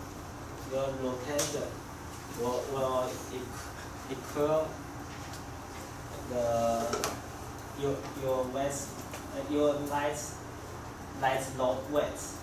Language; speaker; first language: English; non-native, learner; Chinese